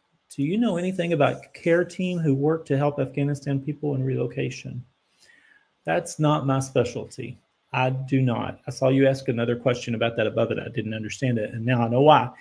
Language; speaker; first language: English; native; English